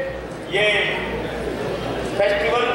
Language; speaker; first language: Hindi; native; Hindi